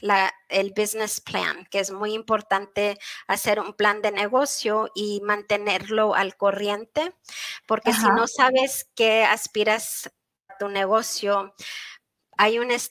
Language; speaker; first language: Spanish; early bilingual, heritage; Spanish